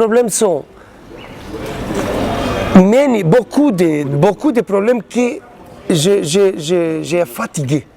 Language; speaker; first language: French; non-native, learner; Portuguese